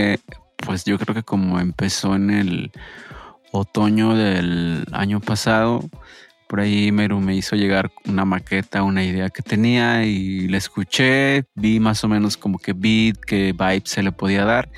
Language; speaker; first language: Spanish; native; Spanish